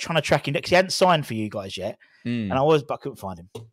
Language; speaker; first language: English; native; English